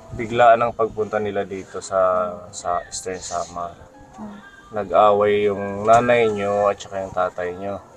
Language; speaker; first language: Filipino; non-native, local second language; Waray